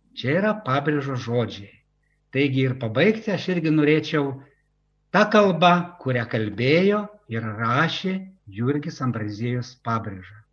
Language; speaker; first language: Lithuanian; native; Lithuanian